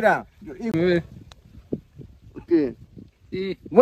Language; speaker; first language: Spanish; non-native, local second language; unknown